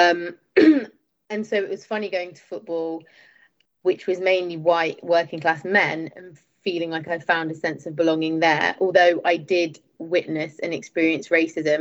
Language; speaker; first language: English; native; English